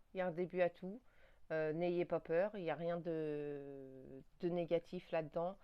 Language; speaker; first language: French; native; French